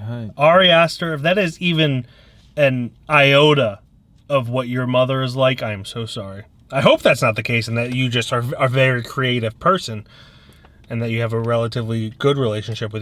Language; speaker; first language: English; native; English